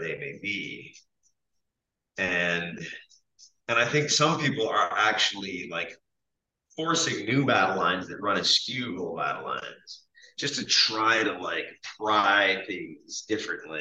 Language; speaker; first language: English; native; English